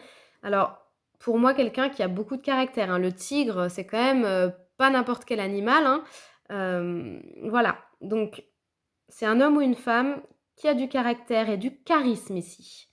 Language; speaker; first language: French; native; French